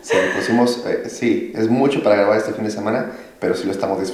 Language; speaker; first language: Spanish; native; Spanish